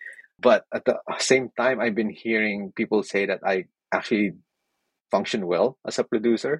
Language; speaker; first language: English; non-native, local second language; Filipino